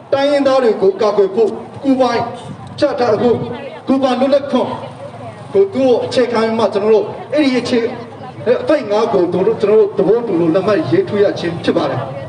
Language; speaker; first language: Burmese; non-native, local second language; Hakha Chin